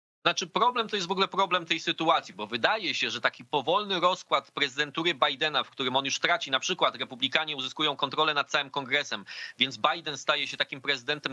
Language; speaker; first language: Polish; native; Polish